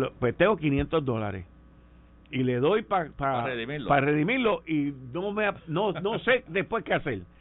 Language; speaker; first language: Spanish; native; Spanish